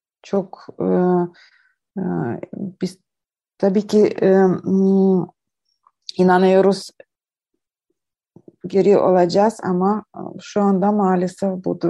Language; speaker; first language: Turkish; non-native, learner; Ukrainian